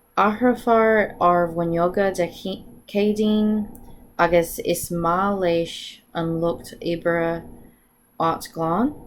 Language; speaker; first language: Irish; non-native, local second language; English